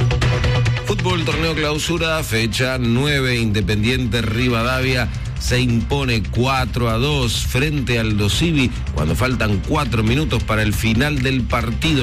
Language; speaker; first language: Spanish; native; Spanish